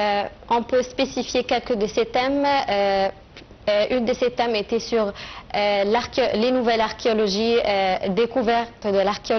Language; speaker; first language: French; non-native, fluent; Arabic